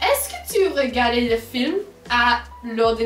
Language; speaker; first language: French; non-native, learner; English